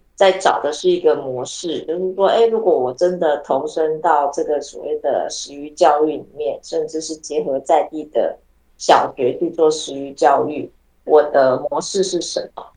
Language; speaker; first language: Chinese; native; Chinese